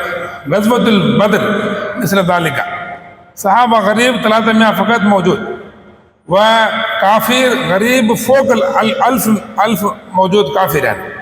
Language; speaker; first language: Arabic; non-native, learner; Indonesian